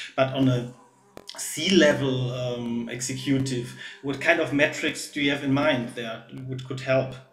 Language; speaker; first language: English; non-native, fluent; German